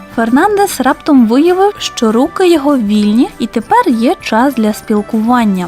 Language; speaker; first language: Ukrainian; native; Ukrainian